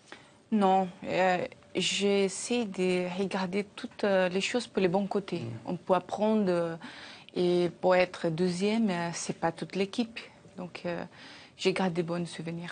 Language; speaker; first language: French; non-native, learner; Portuguese